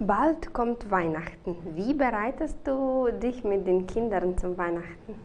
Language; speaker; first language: German; non-native, fluent; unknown